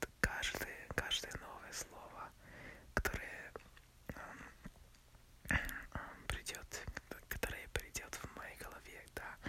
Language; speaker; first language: Russian; non-native, learner; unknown